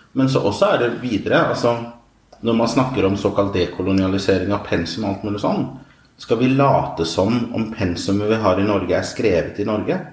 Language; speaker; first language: Norwegian; native; Norwegian